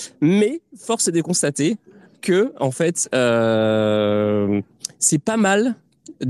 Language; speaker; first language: French; native; French